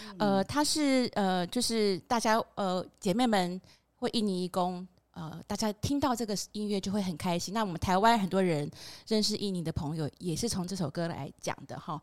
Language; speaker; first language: Chinese; non-native, fluent; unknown